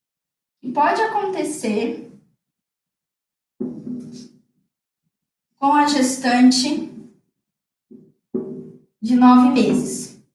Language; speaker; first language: Portuguese; native; Portuguese